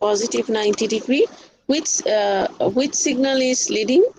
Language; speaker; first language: English; non-native, local second language; Bangla